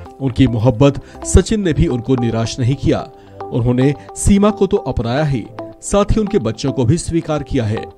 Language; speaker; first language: Hindi; native; Hindi